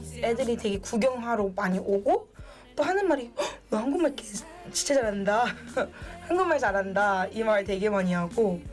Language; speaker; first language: Korean; early bilingual, other home language; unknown